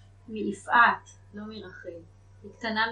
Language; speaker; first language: Hebrew; native; Hebrew